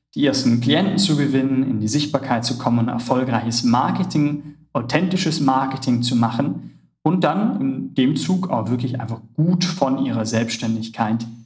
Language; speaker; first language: German; native; German